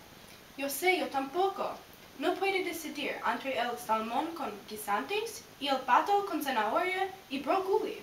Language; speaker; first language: Spanish; non-native, learner; English